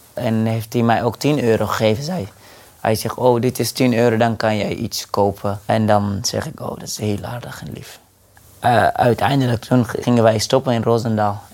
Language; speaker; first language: Dutch; non-native, fluent; Arabic